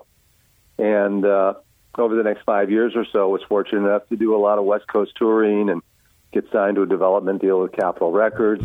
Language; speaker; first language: English; native; English